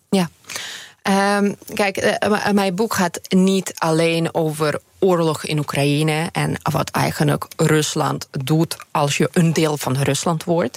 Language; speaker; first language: Dutch; non-native, fluent; Ukrainian